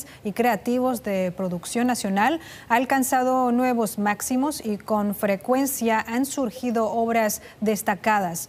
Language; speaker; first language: Spanish; non-native, fluent; Chinese